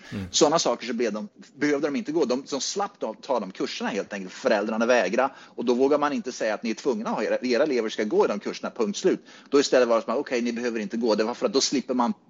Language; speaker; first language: Swedish; native; Swedish